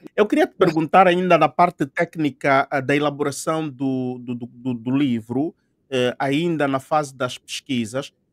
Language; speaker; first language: Portuguese; native; Portuguese